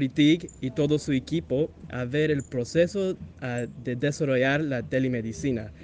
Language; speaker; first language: Spanish; non-native, learner; English